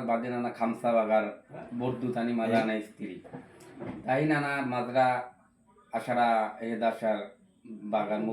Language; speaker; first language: Arabic; non-native, learner; Bangla